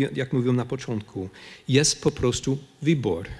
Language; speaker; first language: Polish; non-native, fluent; English